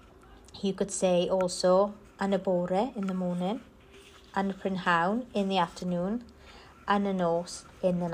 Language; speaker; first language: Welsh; non-native, local second language; English